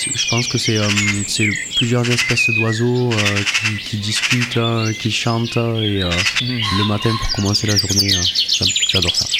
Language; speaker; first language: French; native; French